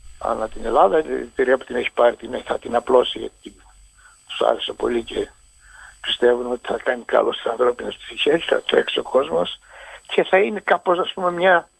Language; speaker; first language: Greek; native; Greek